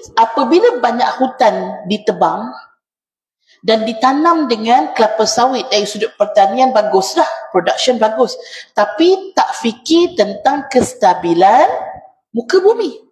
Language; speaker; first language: Malay; native; Malay